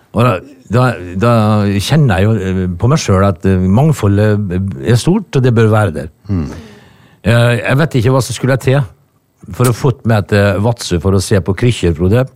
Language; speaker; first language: Norwegian; native; Norwegian